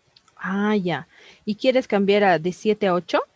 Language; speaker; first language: Spanish; native; Spanish